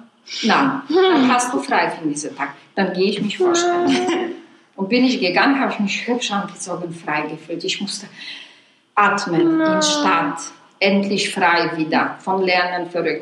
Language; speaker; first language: German; non-native, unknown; Polish